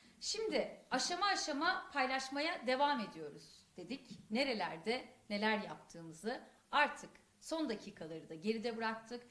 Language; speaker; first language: Turkish; non-native, local second language; Kurdish